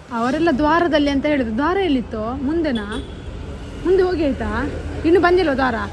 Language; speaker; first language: Kannada; non-native, local second language; Tulu